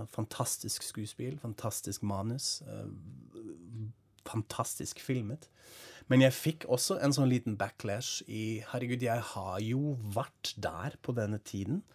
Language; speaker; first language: Norwegian; non-native, fluent; German